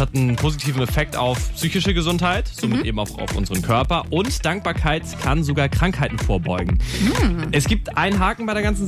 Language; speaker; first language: German; native; German